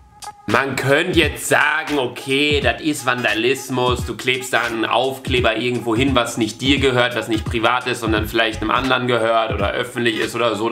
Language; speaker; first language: German; native; German